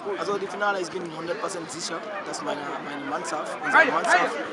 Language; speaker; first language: German; non-native, learner; French